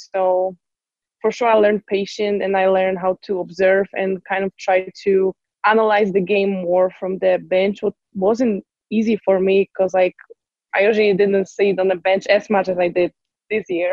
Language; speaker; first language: English; non-native, fluent; Polish